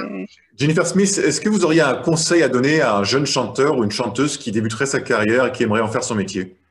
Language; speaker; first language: French; native; French